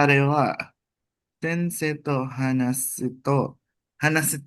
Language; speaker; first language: Japanese; non-native, learner; Filipino